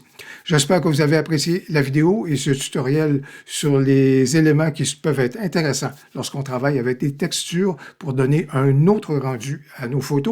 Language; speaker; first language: French; native; French